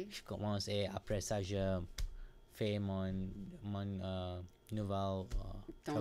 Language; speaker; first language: French; non-native, learner; English